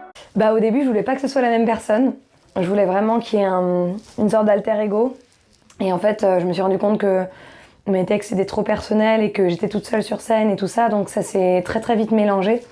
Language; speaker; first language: French; native; French